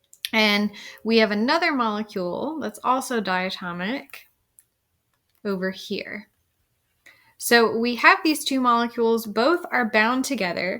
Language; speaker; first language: English; native; English